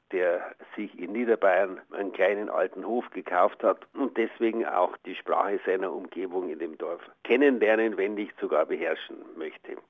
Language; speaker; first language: German; native; German